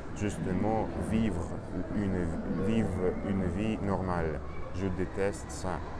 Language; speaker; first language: French; non-native, learner; Russian